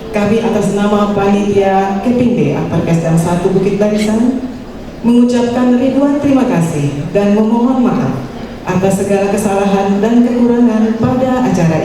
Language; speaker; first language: Indonesian; native; Indonesian